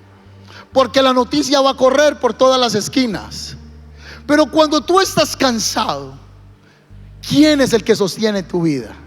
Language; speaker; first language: Spanish; native; Spanish